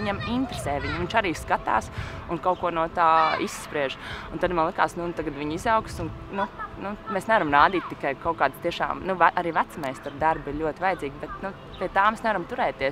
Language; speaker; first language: Latvian; native; Latvian